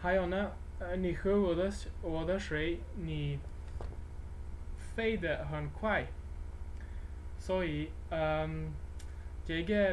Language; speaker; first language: Chinese; non-native, learner; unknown